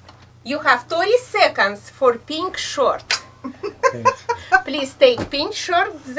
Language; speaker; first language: English; non-native, learner; Russian